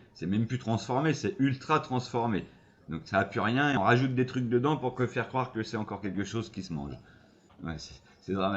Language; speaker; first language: French; native; French